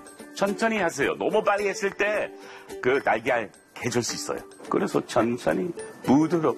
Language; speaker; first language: Korean; non-native, learner; English